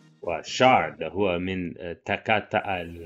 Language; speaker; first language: Arabic; non-native, learner; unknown